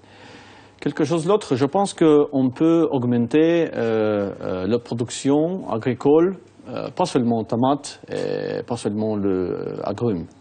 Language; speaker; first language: French; non-native, fluent; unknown